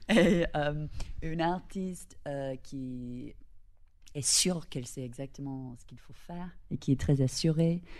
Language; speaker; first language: French; non-native, fluent; English